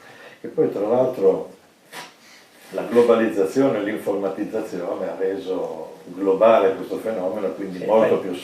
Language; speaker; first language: Italian; native; Italian